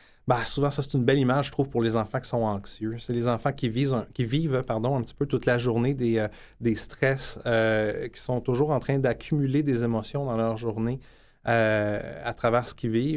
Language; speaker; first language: French; native; French